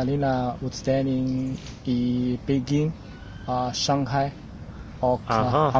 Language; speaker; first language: Swedish; non-native, learner; Chinese